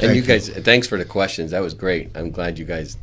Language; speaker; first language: English; native; English